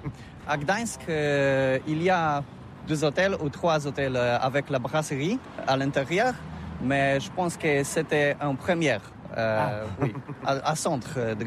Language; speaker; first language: French; non-native, learner; Polish